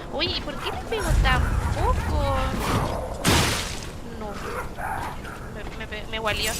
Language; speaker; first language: Spanish; native; Spanish